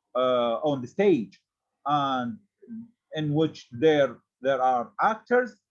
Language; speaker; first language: English; non-native, fluent; Arabic